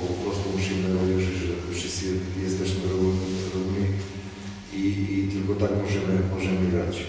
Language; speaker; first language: Polish; non-native, fluent; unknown